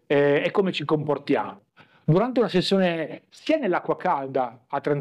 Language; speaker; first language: Italian; native; Italian